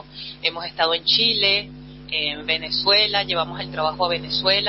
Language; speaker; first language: Spanish; native; Spanish